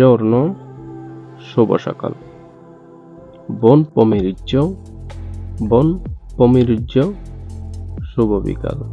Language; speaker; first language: Italian; non-native, learner; Bangla